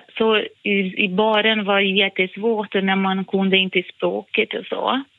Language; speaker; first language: Swedish; non-native, fluent; Portuguese